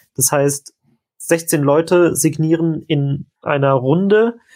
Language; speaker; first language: German; native; German